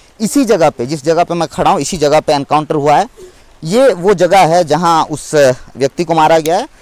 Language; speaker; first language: Hindi; native; Hindi